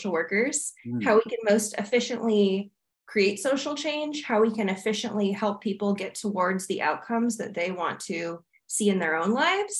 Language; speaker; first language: English; native; English